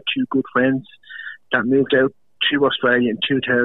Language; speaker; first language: English; native; English